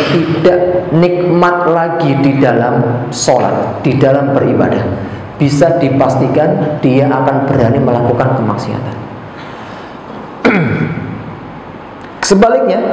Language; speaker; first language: Indonesian; native; Indonesian